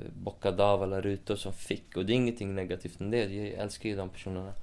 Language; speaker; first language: Swedish; native; Swedish